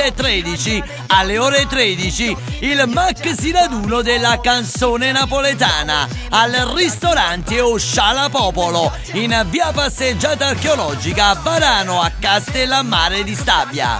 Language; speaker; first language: Italian; native; Italian